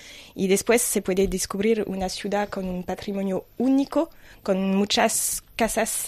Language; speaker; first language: Spanish; non-native, fluent; French